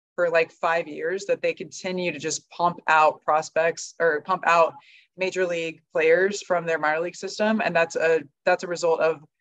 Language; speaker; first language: English; native; English